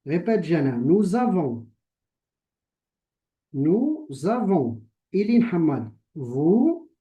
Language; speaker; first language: French; non-native, local second language; Arabic